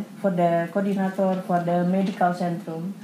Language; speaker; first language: Dutch; non-native, learner; Indonesian